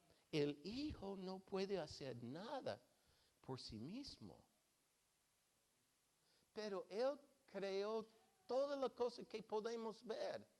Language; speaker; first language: Spanish; non-native, fluent; English